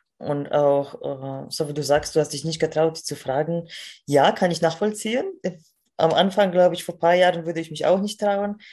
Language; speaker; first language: German; non-native, fluent; Polish